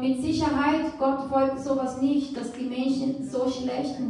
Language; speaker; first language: German; non-native, fluent; Portuguese